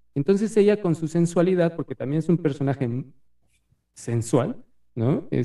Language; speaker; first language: Spanish; native; Spanish